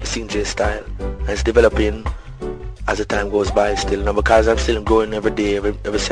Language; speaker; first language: English; non-native, local second language; Jamaican Creole English